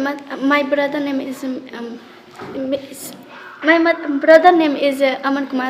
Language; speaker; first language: English; non-native, learner; Hindi